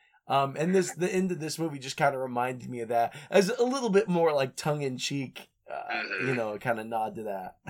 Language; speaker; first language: English; native; English